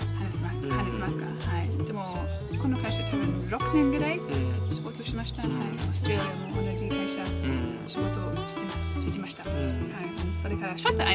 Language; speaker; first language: Japanese; non-native, learner; English